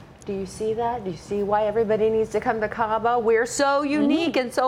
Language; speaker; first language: English; native; English